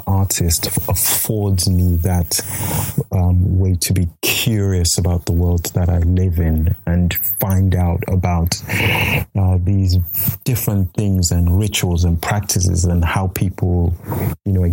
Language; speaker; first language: English; non-native, local second language; Yoruba